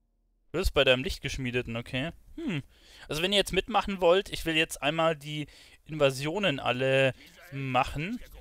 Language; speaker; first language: German; native; German